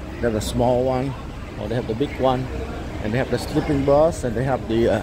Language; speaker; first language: English; non-native, fluent; Vietnamese